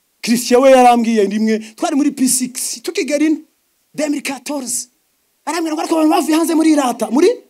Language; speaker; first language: Kinyarwanda; early bilingual, heritage; Kinyarwanda